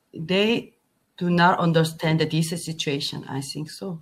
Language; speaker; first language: English; non-native, learner; Korean